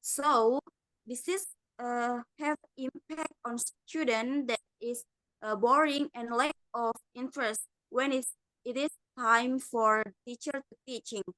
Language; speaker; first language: English; non-native, learner; Indonesian